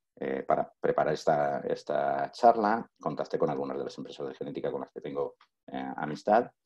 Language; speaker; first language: Spanish; native; Spanish